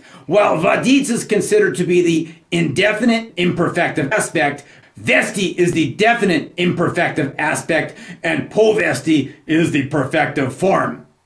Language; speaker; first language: English; native; English